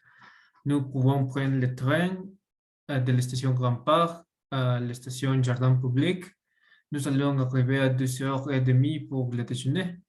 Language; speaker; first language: French; non-native, learner; Spanish